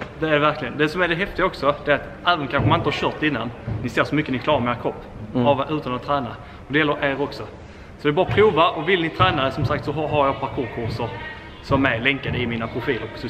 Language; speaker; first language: Swedish; native; Swedish